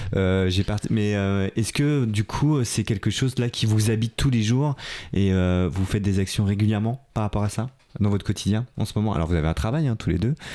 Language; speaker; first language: French; native; French